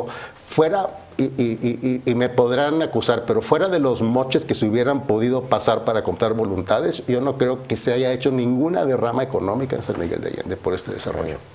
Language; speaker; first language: Spanish; native; Spanish